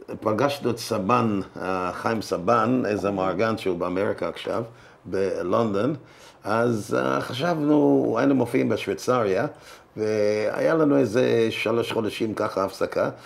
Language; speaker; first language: Hebrew; non-native, fluent; English